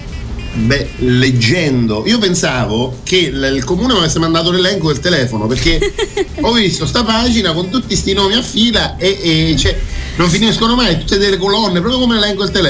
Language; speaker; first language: Italian; native; Italian